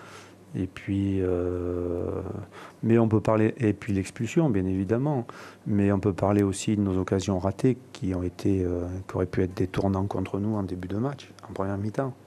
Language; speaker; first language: French; native; French